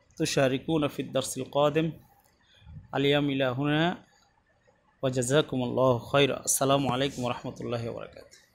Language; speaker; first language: Arabic; non-native, fluent; Bangla